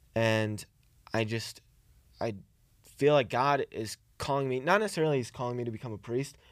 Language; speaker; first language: English; early bilingual, other home language; Italian